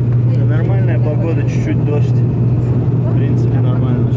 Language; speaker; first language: Russian; native; Russian